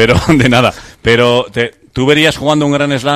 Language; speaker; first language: Spanish; native; Spanish